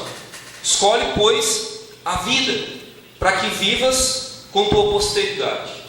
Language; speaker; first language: Portuguese; native; Portuguese